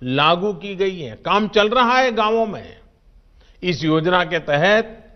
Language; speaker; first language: Hindi; non-native, local second language; Gujarati